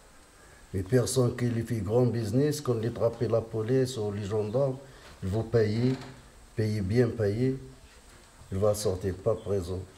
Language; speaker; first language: French; non-native, learner; Riffian